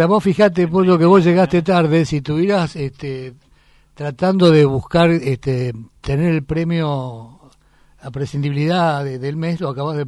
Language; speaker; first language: Spanish; native; Spanish